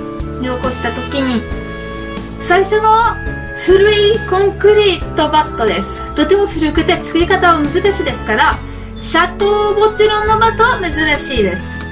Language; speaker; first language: Japanese; non-native, learner; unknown